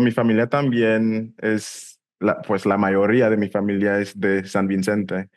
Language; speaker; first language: Spanish; non-native, fluent; English